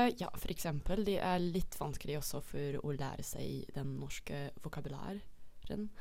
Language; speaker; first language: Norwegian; non-native, fluent; Dutch